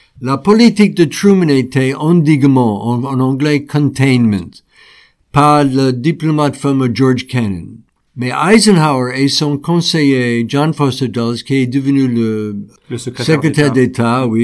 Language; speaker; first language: French; non-native, fluent; English